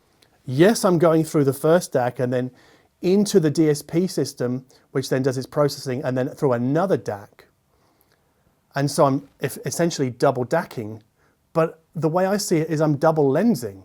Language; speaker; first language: English; native; English